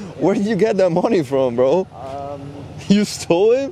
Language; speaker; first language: English; non-native, fluent; Italian